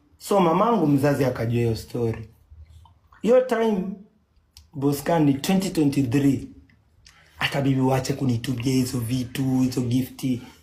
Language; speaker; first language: Swahili; native; Swahili